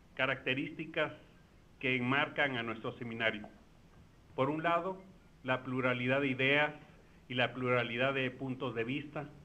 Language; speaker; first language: Spanish; native; Spanish